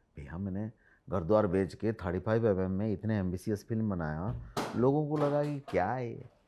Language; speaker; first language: Hindi; non-native, local second language; Odia